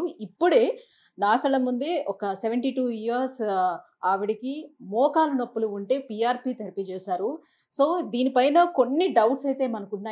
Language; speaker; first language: Telugu; native; Telugu